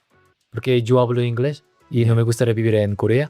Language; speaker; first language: Spanish; non-native, learner; Korean